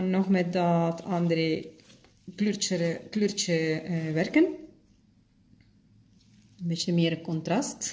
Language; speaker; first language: Dutch; non-native, fluent; Spanish